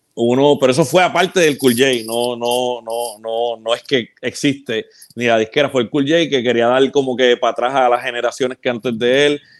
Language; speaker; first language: Spanish; native; Spanish